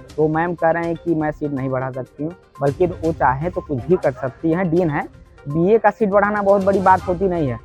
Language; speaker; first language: Hindi; native; Hindi